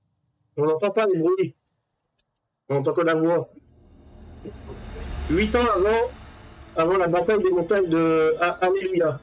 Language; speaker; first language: French; native; French